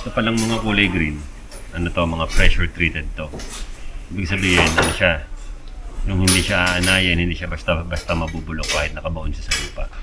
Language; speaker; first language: Filipino; native; Filipino